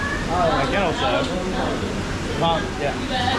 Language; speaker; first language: English; non-native, learner; Turkish